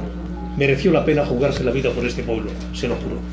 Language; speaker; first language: Spanish; native; Spanish